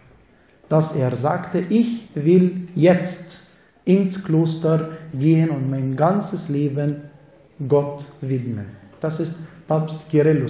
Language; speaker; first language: German; non-native, fluent; Arabic